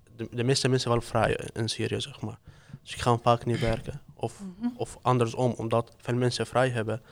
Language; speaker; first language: Dutch; non-native, fluent; Arabic